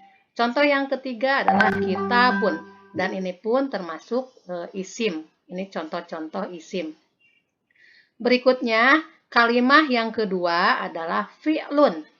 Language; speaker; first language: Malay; non-native, local second language; Sundanese